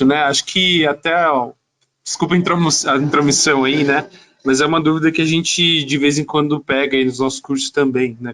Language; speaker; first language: Portuguese; native; Portuguese